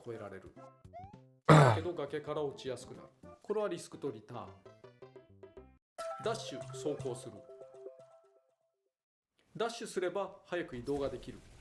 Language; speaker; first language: Japanese; native; Japanese